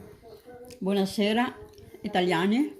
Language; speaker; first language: Italian; non-native, learner; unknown